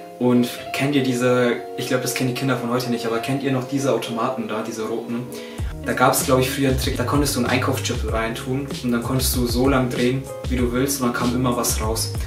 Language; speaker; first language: German; early bilingual, other home language; Turkish